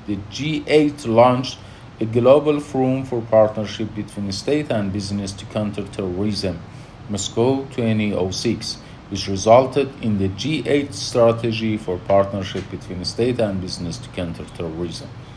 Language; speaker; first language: English; non-native, fluent; Persian